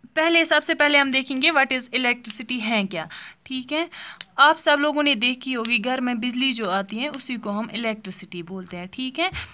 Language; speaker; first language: Hindi; non-native, local second language; Kashmiri